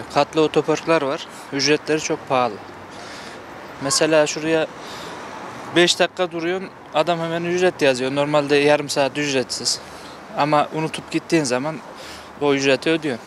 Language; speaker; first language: Turkish; native; Turkish